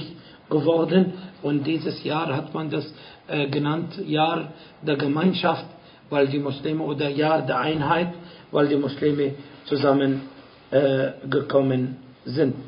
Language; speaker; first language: German; non-native, fluent; Arabic